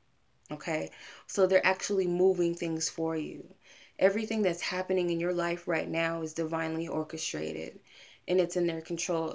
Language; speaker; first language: English; native; English